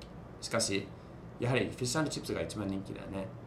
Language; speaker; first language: Japanese; non-native, fluent; English